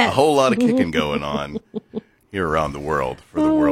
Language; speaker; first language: English; native; English